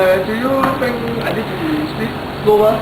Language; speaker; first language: English; non-native, learner; Cantonese